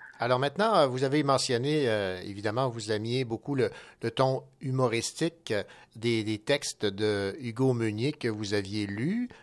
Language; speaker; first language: French; native; French